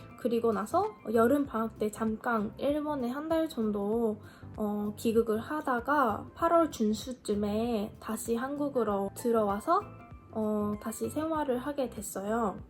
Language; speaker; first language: Korean; non-native, fluent; Japanese